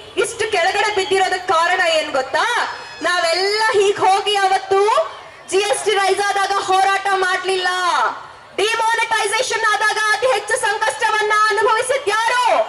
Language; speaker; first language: Kannada; non-native, local second language; Urdu